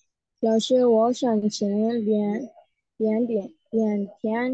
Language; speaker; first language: Chinese; non-native, learner; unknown